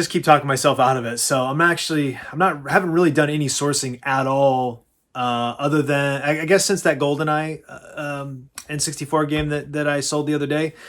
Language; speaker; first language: English; native; English